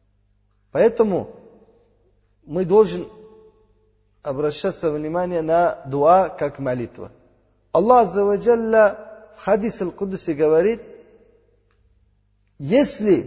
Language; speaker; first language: Russian; non-native, learner; Uzbek